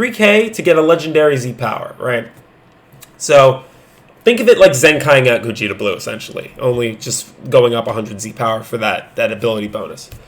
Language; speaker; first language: English; native; English